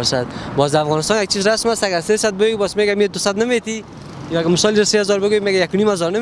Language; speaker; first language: Persian; native; Persian